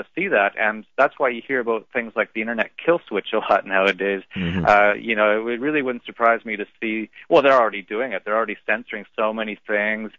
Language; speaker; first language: English; native; English